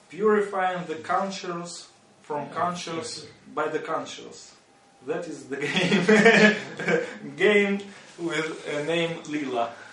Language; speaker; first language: English; non-native, learner; Russian